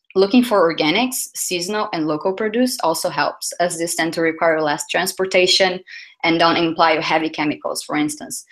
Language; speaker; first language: English; non-native, fluent; Portuguese